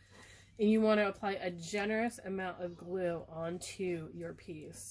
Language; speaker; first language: English; native; English